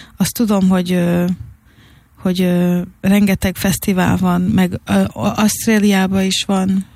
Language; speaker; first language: Hungarian; early bilingual, heritage; Hungarian